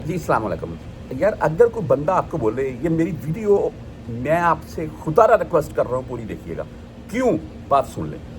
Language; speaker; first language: Urdu; non-native, local second language; Punjabi